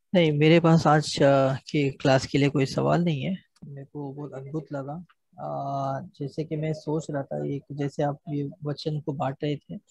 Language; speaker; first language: Hindi; native; Hindi